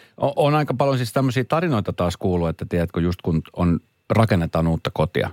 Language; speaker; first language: Finnish; early bilingual, other home language; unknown